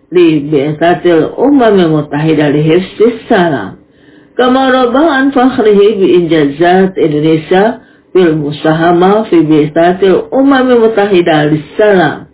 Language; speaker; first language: Arabic; non-native, fluent; Indonesian